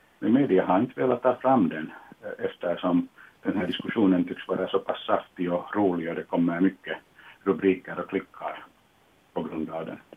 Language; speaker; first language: Swedish; non-native, local second language; Finnish